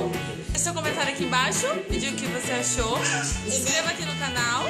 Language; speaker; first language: Portuguese; native; Portuguese